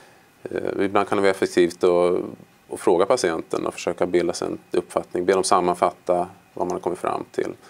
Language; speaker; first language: Swedish; native; Swedish